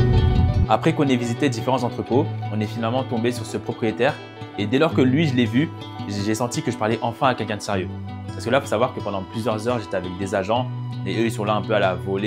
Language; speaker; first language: French; native; French